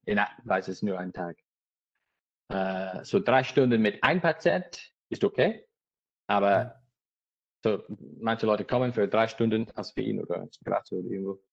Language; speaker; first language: German; non-native, learner; English